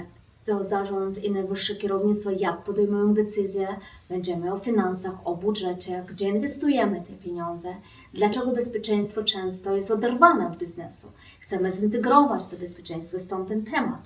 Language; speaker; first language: Polish; non-native, fluent; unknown